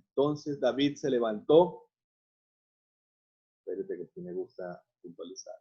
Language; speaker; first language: Spanish; native; Spanish